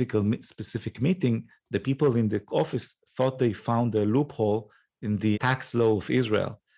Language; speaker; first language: English; non-native, fluent; Hebrew